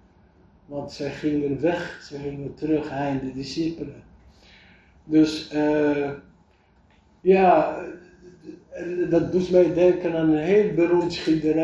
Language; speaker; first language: Dutch; non-native, fluent; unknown